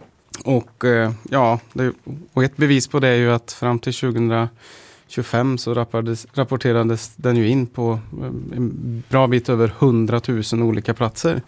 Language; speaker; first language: Swedish; native; Swedish